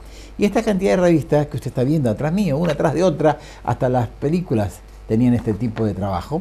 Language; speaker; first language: Spanish; native; Spanish